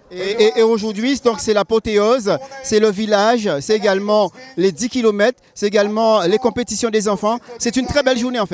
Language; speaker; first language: French; native; French